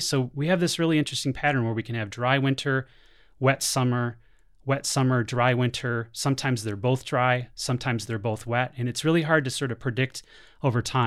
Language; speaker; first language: English; native; English